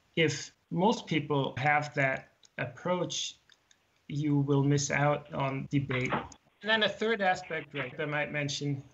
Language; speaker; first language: English; non-native, fluent; German